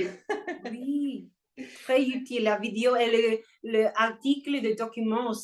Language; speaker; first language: French; non-native, learner; English